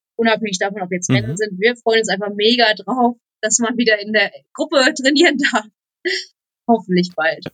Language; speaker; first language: German; non-native, fluent; Polish